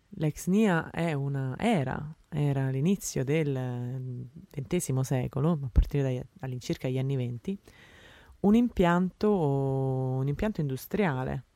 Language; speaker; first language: Italian; native; Italian